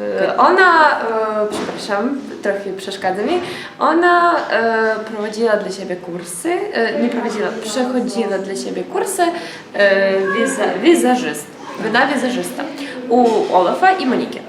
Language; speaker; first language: Polish; non-native, learner; Ukrainian